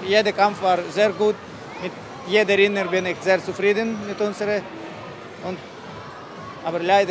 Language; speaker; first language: German; non-native, learner; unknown